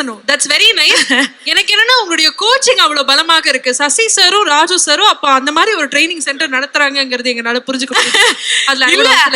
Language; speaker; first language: Tamil; native; Tamil